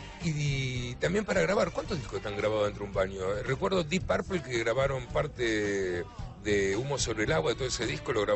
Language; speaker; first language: Spanish; native; Spanish